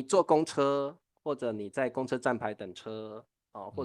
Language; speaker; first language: Chinese; native; Chinese